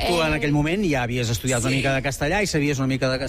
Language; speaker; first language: Catalan; native; Catalan